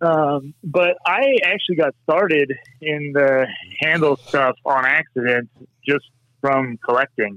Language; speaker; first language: English; native; English